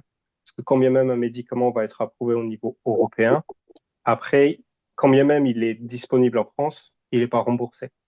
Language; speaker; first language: French; native; French